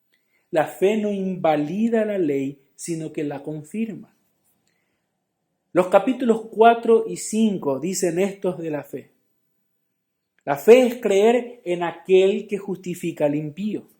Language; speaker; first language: Spanish; native; Spanish